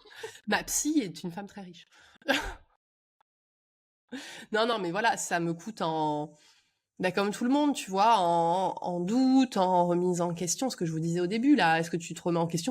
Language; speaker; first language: French; native; French